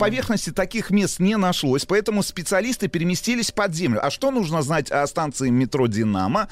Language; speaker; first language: Russian; native; Russian